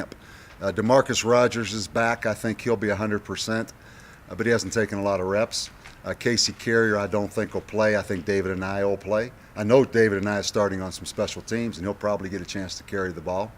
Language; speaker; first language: English; native; English